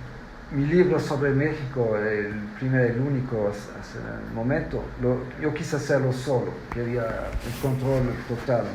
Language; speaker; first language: Spanish; non-native, fluent; French